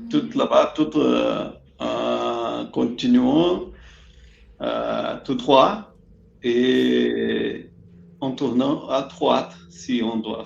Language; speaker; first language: French; non-native, fluent; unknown